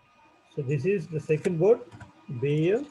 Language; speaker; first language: English; non-native, local second language; Marathi